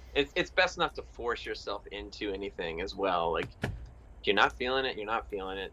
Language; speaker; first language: English; native; English